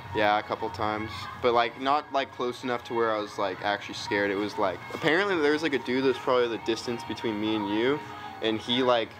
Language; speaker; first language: English; native; English